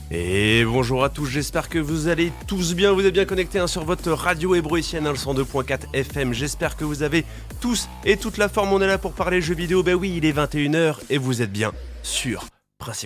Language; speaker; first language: French; native; French